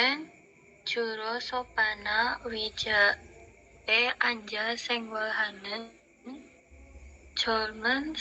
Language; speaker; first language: Korean; non-native, learner; Indonesian